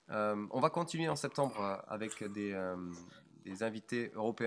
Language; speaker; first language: French; native; French